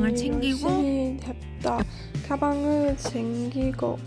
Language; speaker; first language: Korean; non-native, learner; German